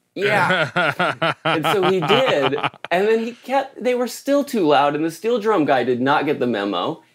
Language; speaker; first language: English; native; English